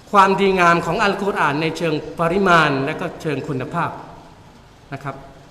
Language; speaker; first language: Thai; non-native, local second language; Malay